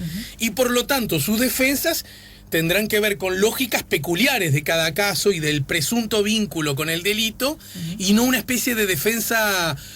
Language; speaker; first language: Spanish; native; Spanish